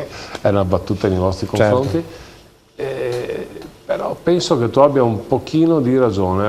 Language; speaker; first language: Italian; native; Italian